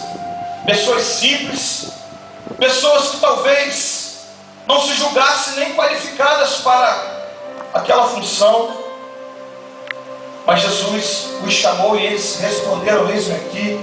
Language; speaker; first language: Portuguese; native; Portuguese